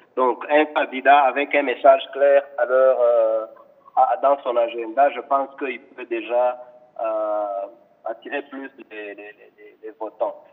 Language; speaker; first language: French; non-native, local second language; Kinyarwanda